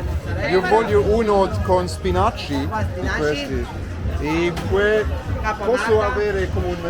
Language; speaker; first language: Italian; non-native, learner; English